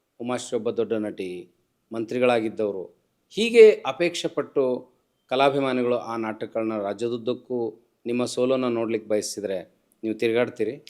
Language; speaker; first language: Kannada; native; Kannada